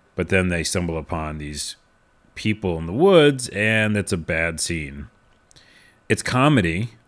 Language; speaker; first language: English; native; English